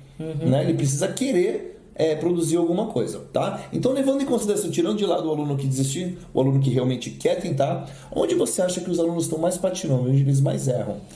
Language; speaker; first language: Portuguese; native; Portuguese